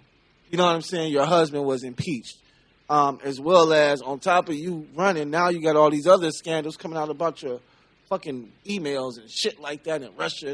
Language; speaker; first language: English; native; English